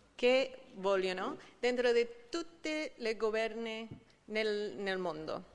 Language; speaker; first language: Italian; non-native, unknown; English